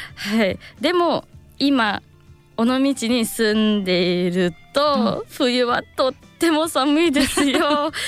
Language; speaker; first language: Japanese; non-native, learner; English